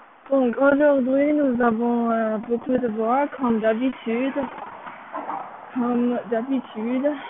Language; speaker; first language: French; non-native, learner; Chinese